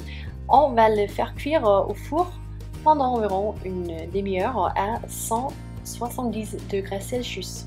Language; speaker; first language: French; non-native, fluent; Swedish